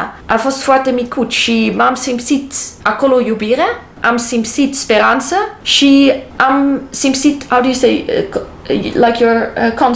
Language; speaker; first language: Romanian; non-native, learner; English